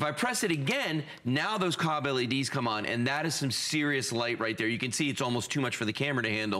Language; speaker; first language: English; native; English